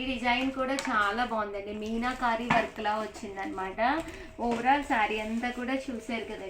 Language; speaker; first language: Telugu; native; Telugu